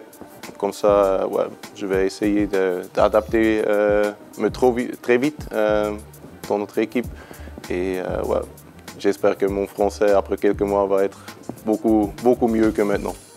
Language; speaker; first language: French; non-native, learner; German